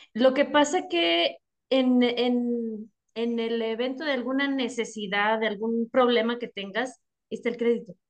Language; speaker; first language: Spanish; early bilingual, heritage; Spanish